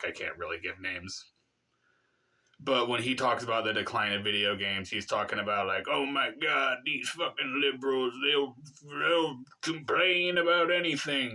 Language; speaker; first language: English; native; English